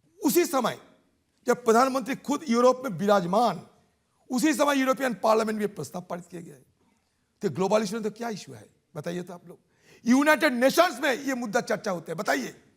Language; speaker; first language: Hindi; non-native, local second language; Bangla